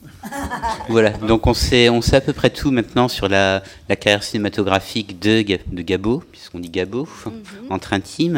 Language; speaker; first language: French; native; French